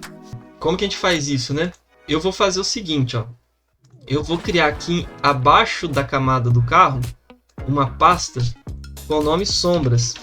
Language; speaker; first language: Portuguese; native; Portuguese